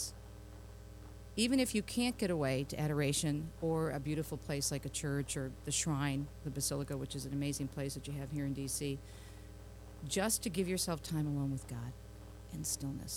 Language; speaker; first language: English; native; English